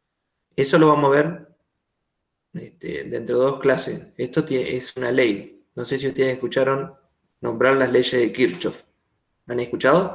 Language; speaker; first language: Spanish; native; Spanish